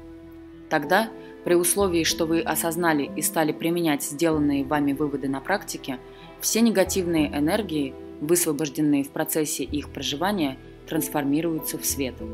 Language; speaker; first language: Russian; native; Russian